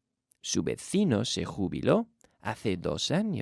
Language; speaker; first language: Spanish; non-native, fluent; English